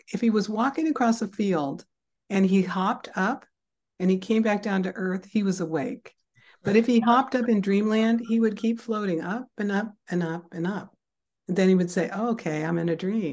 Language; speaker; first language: English; native; English